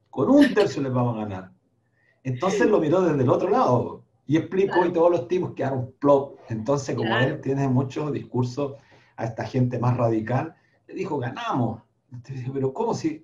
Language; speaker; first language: Spanish; native; Spanish